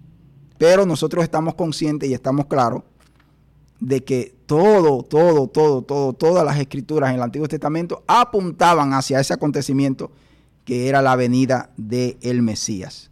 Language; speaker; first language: Spanish; native; Spanish